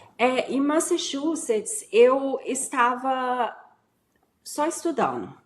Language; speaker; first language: Portuguese; native; Portuguese